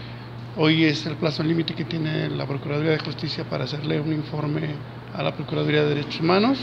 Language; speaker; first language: Spanish; native; Spanish